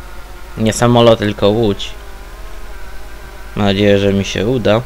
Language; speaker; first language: Polish; native; Polish